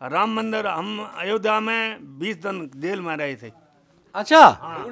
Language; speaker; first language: Hindi; native; Hindi